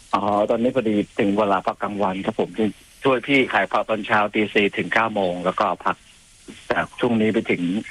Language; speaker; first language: Thai; non-native, fluent; Khmer